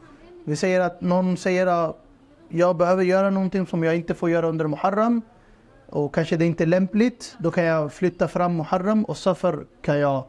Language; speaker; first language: Swedish; non-native, fluent; Urdu